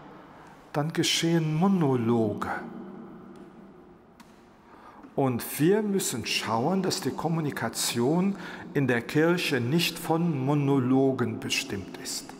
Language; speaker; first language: German; non-native, local second language; Luxembourgish